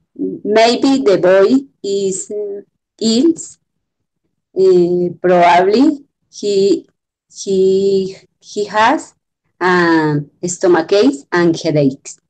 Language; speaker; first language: English; non-native, learner; Spanish